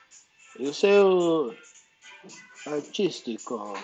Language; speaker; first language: Portuguese; non-native, learner; English